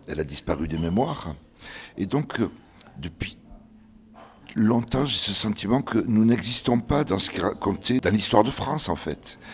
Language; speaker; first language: French; early bilingual, other home language; Kabyle